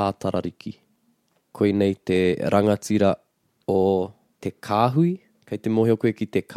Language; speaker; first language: Māori; non-native, local second language; English